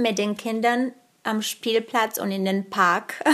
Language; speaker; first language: German; early bilingual, other home language; Bulgarian